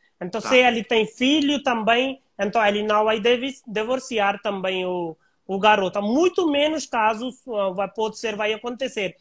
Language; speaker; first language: Portuguese; non-native, learner; Hindi